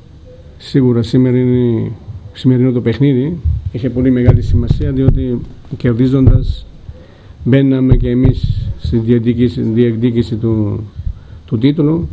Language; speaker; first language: Greek; non-native, fluent; Georgian